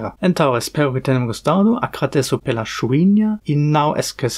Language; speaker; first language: Portuguese; non-native, fluent; German